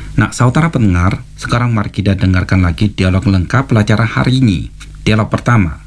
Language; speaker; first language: Malay; non-native, fluent; Chinese